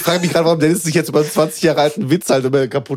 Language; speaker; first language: German; native; German